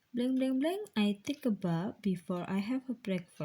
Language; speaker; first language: English; non-native, fluent; Indonesian